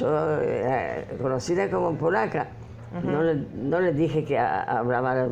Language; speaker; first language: Spanish; non-native, fluent; Polish